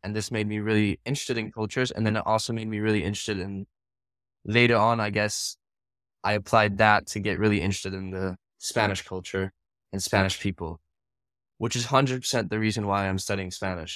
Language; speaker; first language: English; early bilingual, other home language; Dutch